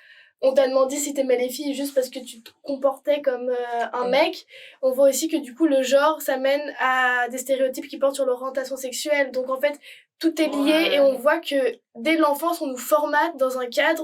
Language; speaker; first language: French; native; French